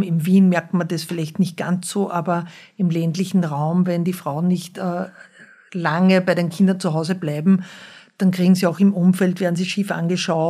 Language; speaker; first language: German; native; German